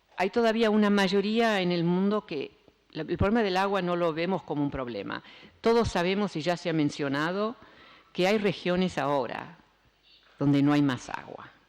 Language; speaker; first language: Spanish; early bilingual, other home language; Dutch